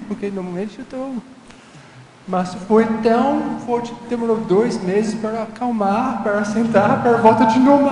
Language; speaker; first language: Portuguese; non-native, fluent; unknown